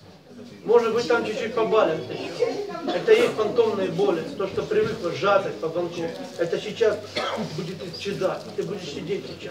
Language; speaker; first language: Russian; native; Russian